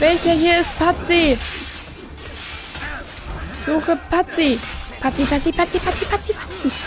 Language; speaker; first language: German; native; German